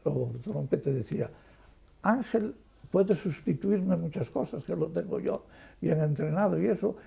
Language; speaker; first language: Spanish; non-native, local second language; Galician